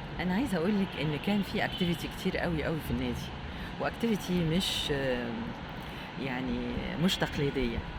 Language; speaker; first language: Egyptian Arabic; native; Egyptian Arabic